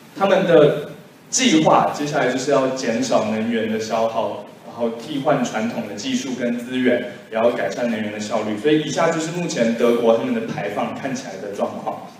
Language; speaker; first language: Chinese; native; Chinese